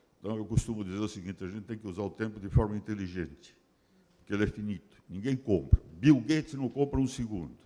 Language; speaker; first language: Portuguese; early bilingual, other home language; Spanish